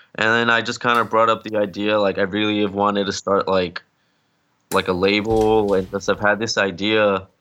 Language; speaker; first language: English; early bilingual, other home language; Spanish